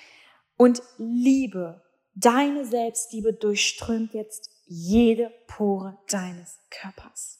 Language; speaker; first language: German; native; German